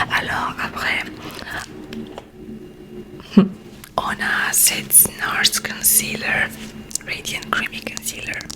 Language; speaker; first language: French; non-native, learner; Spanish